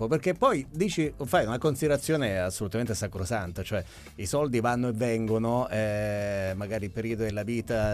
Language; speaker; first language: Italian; native; Italian